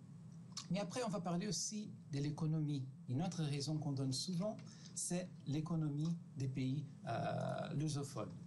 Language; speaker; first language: French; non-native, fluent; Portuguese